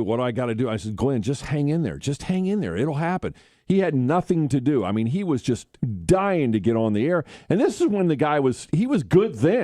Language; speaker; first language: English; native; English